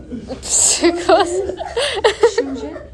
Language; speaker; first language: French; non-native, learner; Ukrainian